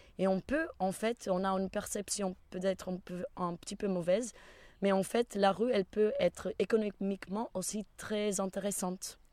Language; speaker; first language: French; non-native, fluent; Portuguese